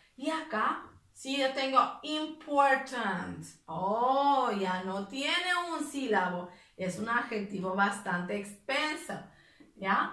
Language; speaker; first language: Spanish; native; Spanish